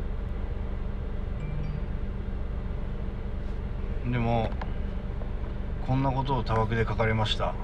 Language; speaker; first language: Japanese; native; Japanese